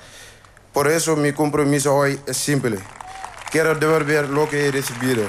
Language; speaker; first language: Spanish; non-native, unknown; Wolof